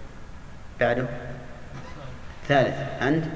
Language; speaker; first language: Arabic; native; Arabic